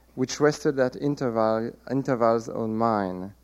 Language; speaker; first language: English; non-native, fluent; French